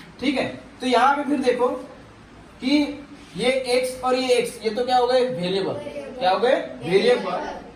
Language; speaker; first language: Hindi; non-native, local second language; Marathi